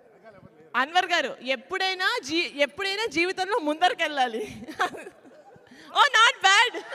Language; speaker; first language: Telugu; native; Telugu